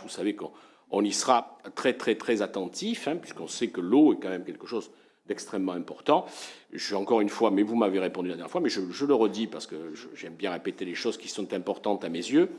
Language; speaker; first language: French; native; French